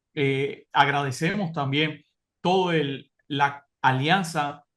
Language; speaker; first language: Spanish; native; Spanish